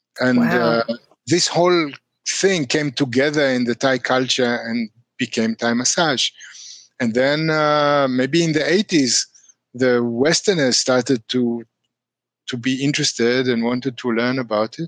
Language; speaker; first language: English; non-native, fluent; Hebrew